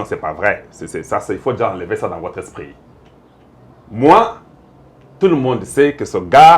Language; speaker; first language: French; non-native, local second language; Lingala